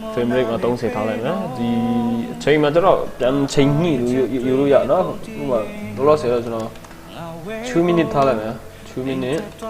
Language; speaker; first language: Burmese; non-native, local second language; Kachin